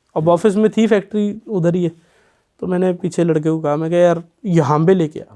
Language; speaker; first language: Hindi; non-native, local second language; Punjabi